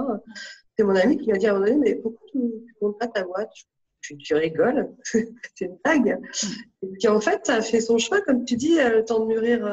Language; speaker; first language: French; native; French